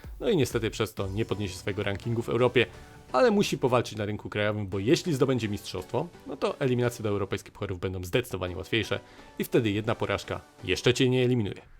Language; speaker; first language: Polish; native; Polish